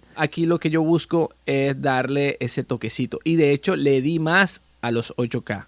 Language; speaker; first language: Spanish; native; Spanish